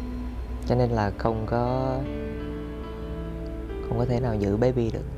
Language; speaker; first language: Vietnamese; early bilingual, heritage; Vietnamese